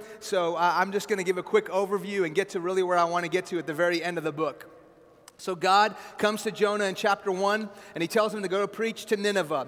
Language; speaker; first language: English; early bilingual, other home language; Persian